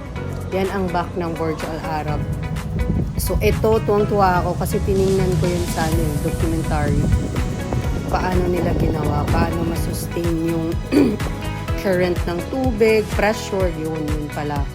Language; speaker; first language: Filipino; non-native, local second language; Cebuano